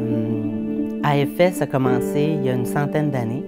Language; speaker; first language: French; native; French